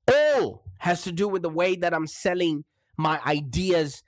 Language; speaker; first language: English; non-native, local second language; Shona